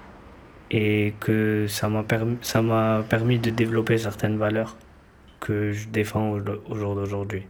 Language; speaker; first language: French; native; French